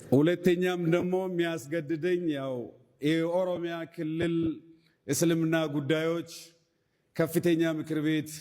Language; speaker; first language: Amharic; non-native, local second language; Oromo